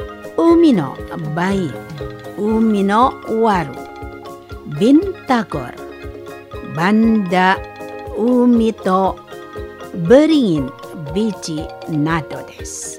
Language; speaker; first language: Japanese; non-native, fluent; Indonesian